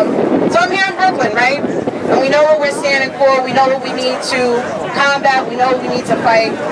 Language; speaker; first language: English; native; English